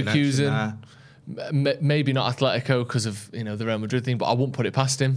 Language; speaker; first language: English; native; English